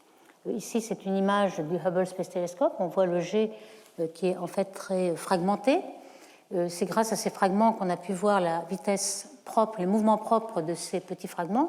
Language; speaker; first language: French; native; French